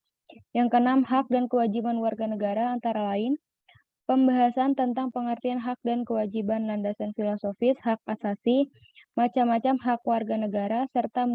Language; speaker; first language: Indonesian; native; Indonesian